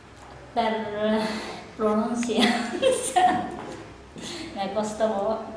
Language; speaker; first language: Catalan; non-native, learner; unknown